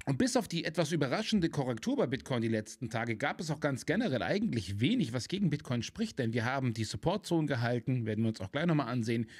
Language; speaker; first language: German; native; German